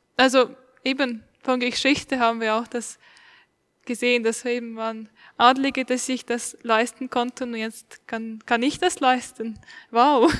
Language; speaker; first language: German; non-native, fluent; Estonian